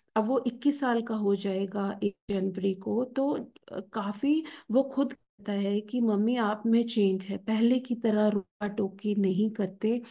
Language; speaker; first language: Hindi; native; Hindi